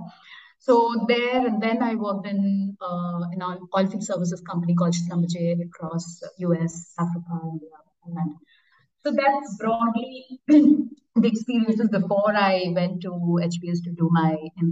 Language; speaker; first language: English; non-native, local second language; Bangla